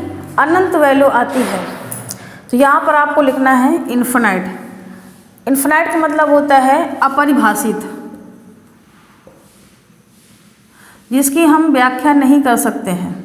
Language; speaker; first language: Hindi; native; Hindi